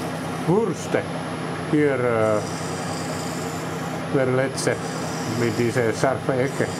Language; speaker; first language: German; non-native, learner; Finnish